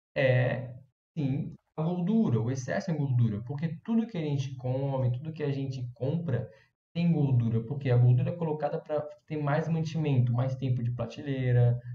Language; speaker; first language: Portuguese; native; Portuguese